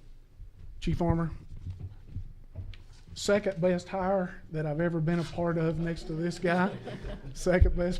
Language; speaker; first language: English; native; English